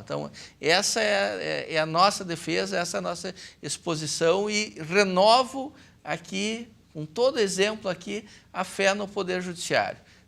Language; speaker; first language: Portuguese; native; Portuguese